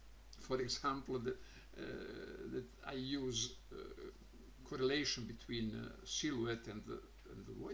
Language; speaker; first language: English; non-native, learner; Croatian